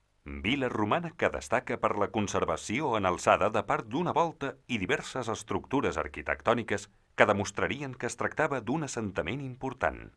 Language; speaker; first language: Catalan; native; Catalan